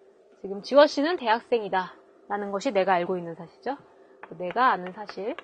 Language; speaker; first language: Korean; native; Korean